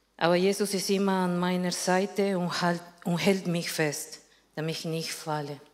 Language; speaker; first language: German; non-native, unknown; Spanish